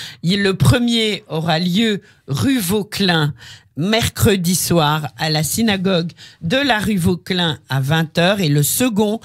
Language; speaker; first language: French; native; French